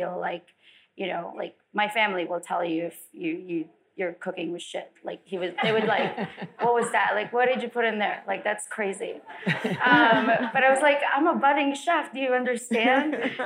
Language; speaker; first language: English; non-native, local second language; Filipino